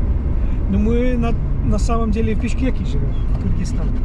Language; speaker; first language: Russian; non-native, fluent; English